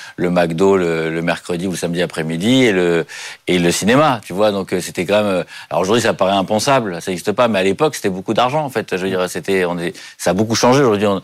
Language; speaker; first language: French; native; French